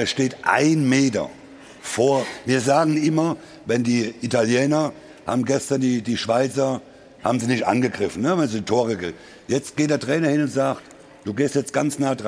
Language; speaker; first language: German; native; German